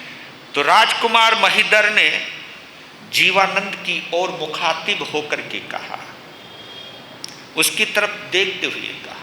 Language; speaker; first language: Hindi; native; Hindi